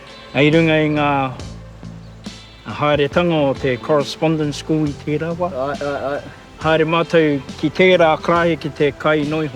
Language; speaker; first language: Māori; non-native, local second language; English